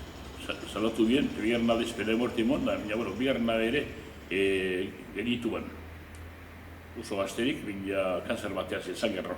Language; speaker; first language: Basque; native; Basque